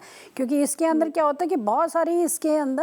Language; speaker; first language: Hindi; native; Hindi